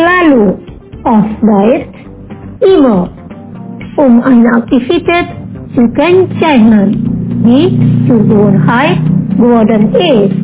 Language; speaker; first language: German; non-native, learner; Indonesian